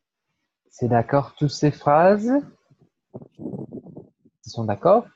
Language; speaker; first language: French; non-native, fluent; Portuguese